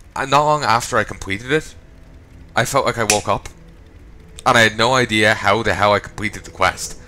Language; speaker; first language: English; native; English